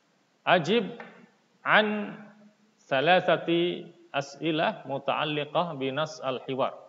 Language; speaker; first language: Arabic; non-native, fluent; Indonesian